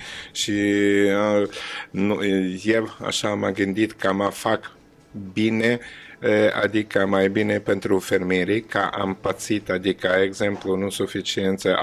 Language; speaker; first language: Romanian; non-native, learner; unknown